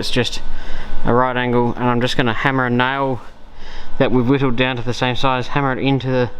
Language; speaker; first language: English; native; English